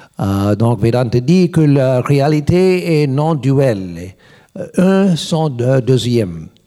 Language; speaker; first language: French; non-native, learner; English